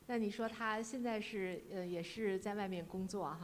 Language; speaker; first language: Chinese; native; Chinese